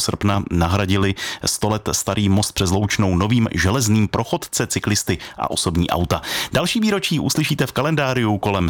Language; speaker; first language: Czech; native; Czech